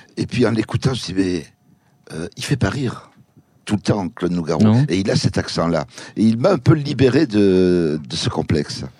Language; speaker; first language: French; early bilingual, other home language; Kabyle